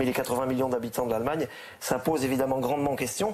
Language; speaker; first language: French; native; French